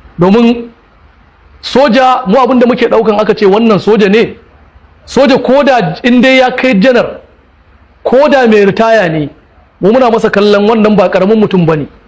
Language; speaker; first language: Hausa; native; Hausa